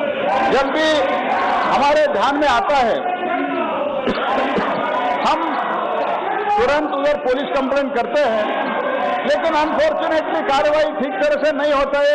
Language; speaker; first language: Hindi; non-native, local second language; Bangla